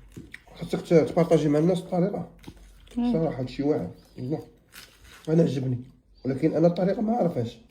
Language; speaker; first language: Arabic; native; Arabic